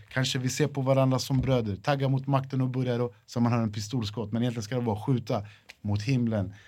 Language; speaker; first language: Swedish; native; Swedish